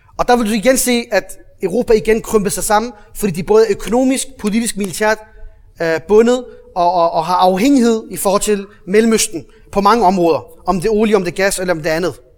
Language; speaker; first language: Danish; early bilingual, other home language; Arabic